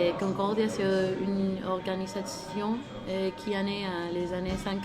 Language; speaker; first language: French; non-native, learner; Spanish